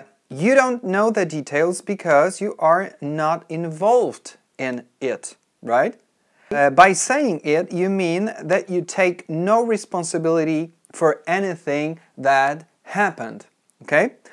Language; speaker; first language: English; non-native, fluent; Polish